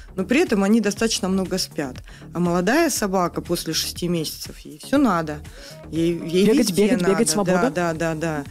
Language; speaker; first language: Russian; native; Russian